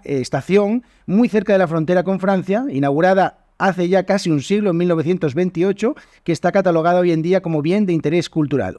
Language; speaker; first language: Spanish; native; Spanish